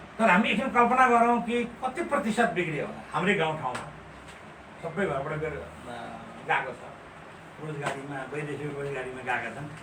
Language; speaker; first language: Nepali; native; Nepali